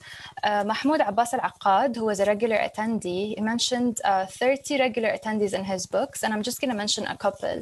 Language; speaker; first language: English; non-native, fluent; Arabic